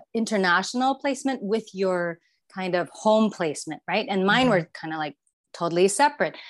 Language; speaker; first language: English; non-native, fluent; Chinese